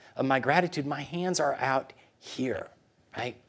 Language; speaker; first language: English; early bilingual, other home language; Spanish